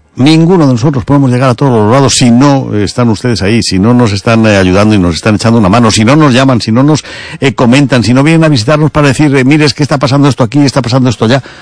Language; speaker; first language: Spanish; native; Spanish